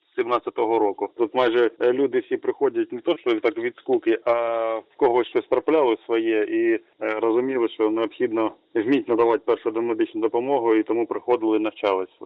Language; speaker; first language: Ukrainian; native; Ukrainian